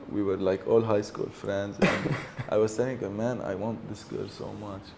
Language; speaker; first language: English; early bilingual, other home language; French